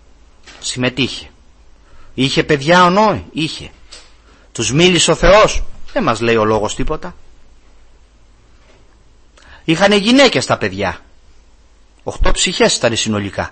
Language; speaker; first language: Greek; native; Greek